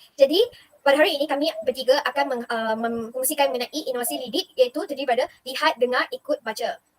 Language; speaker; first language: Malay; non-native, local second language; Chinese